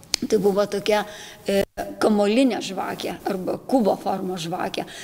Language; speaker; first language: Lithuanian; native; Lithuanian